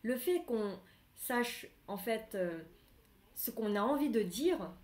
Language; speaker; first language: French; non-native, fluent; Vietnamese